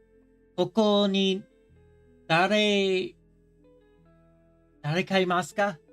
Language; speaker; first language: Japanese; non-native, learner; English